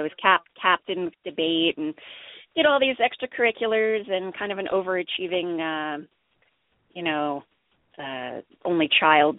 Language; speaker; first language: English; native; English